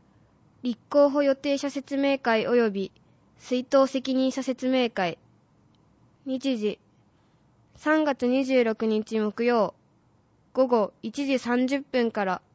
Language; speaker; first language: Japanese; native; Japanese